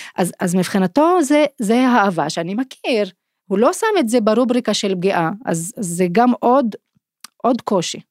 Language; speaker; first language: Hebrew; non-native, local second language; Arabic